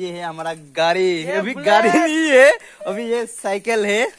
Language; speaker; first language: Hindi; non-native, local second language; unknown